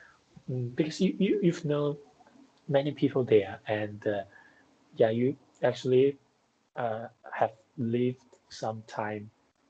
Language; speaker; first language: English; non-native, fluent; Chinese